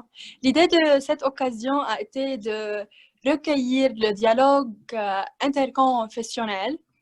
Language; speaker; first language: French; non-native, learner; Arabic